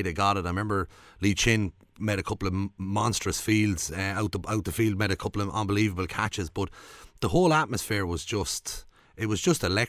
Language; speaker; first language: English; native; English